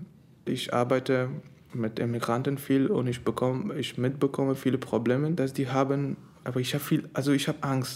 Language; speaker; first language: German; non-native, learner; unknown